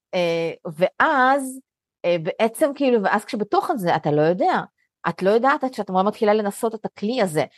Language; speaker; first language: Hebrew; early bilingual, other home language; Russian